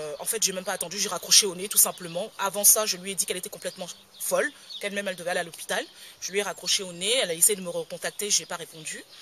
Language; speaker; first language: French; native; French